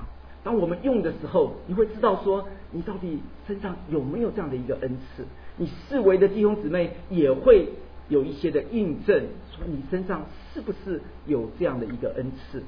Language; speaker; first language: Chinese; native; Chinese